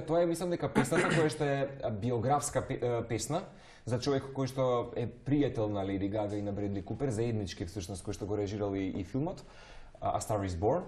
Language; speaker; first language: Macedonian; native; Macedonian